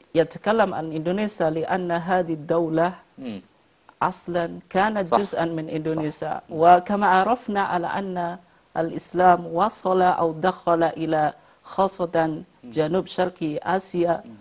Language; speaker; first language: Arabic; non-native, fluent; Indonesian